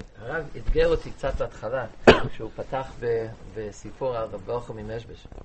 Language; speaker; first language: Hebrew; native; Hebrew